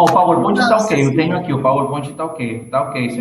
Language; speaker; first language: Portuguese; native; Portuguese